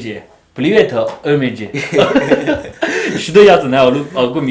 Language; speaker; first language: Russian; non-native, learner; Chinese